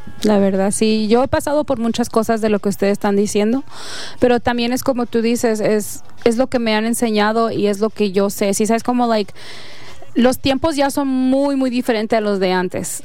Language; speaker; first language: Spanish; early bilingual, heritage; Spanish